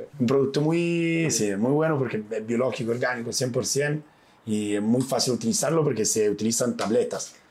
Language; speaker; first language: Spanish; non-native, fluent; Italian